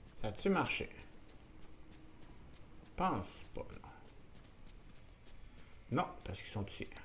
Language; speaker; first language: French; native; French